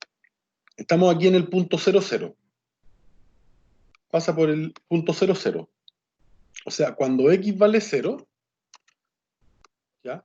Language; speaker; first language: Spanish; native; Spanish